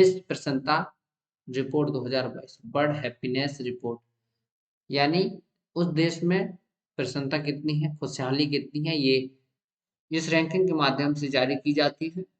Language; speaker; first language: Hindi; native; Hindi